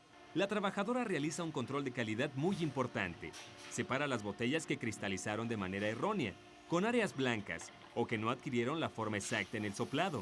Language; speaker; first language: Spanish; native; Spanish